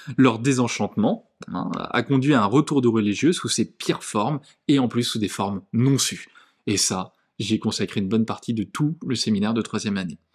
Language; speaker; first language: French; native; French